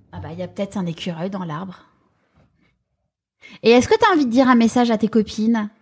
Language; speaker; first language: French; native; French